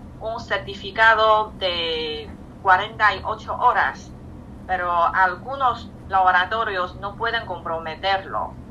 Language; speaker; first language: Spanish; non-native, fluent; Chinese